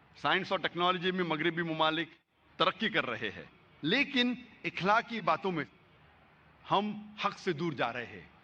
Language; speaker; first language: Urdu; non-native, local second language; Konkani